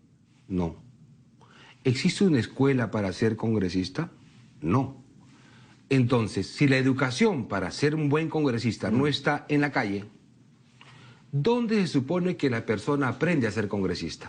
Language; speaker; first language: Spanish; native; Spanish